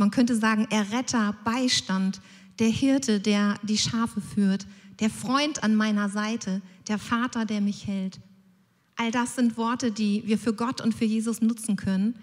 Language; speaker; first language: German; native; German